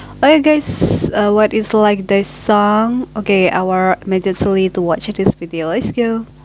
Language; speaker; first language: English; non-native, learner; Indonesian